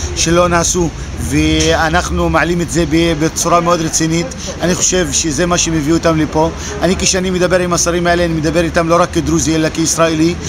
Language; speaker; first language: Hebrew; non-native, local second language; Arabic